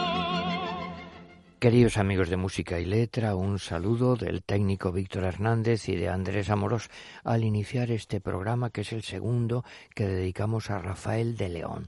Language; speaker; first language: Spanish; native; Spanish